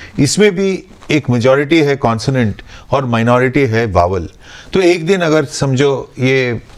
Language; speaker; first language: Hindi; non-native, local second language; Bangla